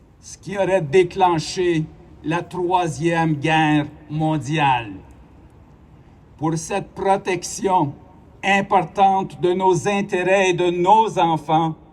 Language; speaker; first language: French; non-native, local second language; Ukrainian